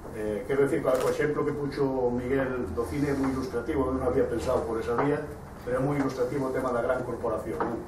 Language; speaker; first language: Galician; native; Galician